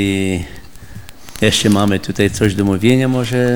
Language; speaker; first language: Polish; early bilingual, heritage; Polish